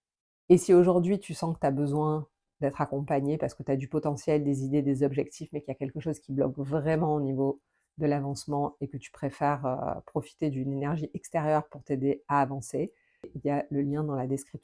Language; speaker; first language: French; native; French